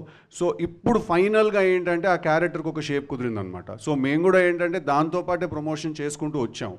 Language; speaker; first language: Telugu; native; Telugu